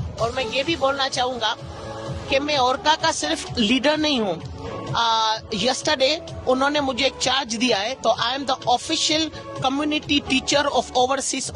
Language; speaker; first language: Hindi; native; Hindi